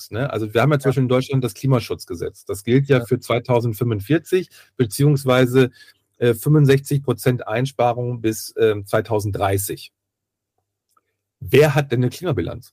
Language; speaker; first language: German; native; German